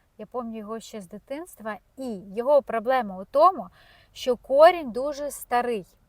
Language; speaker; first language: Ukrainian; non-native, local second language; Russian